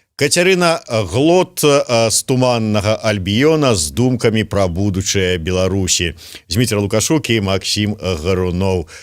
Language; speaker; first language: Belarusian; native; Belarusian